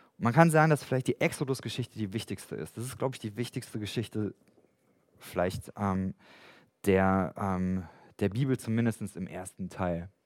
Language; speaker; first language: German; native; German